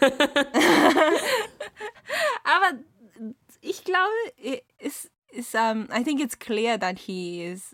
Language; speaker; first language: English; early bilingual, other home language; Japanese